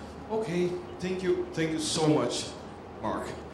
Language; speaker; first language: English; non-native, fluent; Portuguese